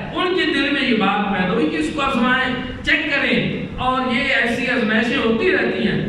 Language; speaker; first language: Urdu; non-native, local second language; Punjabi